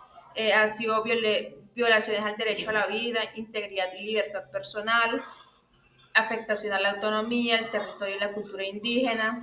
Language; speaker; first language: Spanish; native; Spanish